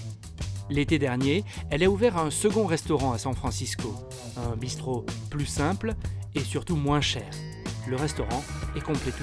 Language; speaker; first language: French; native; French